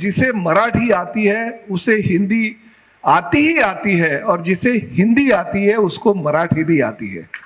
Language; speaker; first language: Hindi; non-native, local second language; Marathi